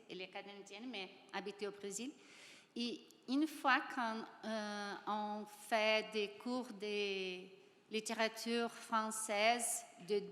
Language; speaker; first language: French; non-native, learner; Portuguese